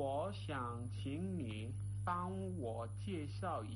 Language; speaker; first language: Chinese; non-native, learner; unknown